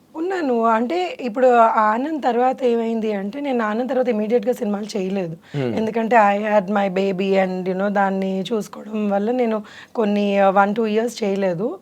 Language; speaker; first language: Telugu; native; Telugu